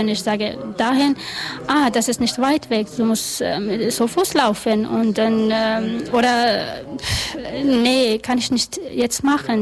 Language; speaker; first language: German; non-native, learner; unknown